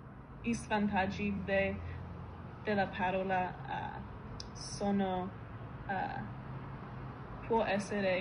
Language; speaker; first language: Italian; non-native, learner; English